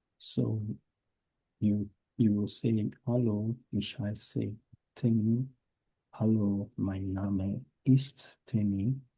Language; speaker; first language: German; non-native, fluent; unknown